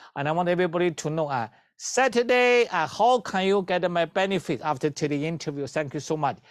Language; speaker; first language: English; non-native, learner; Chinese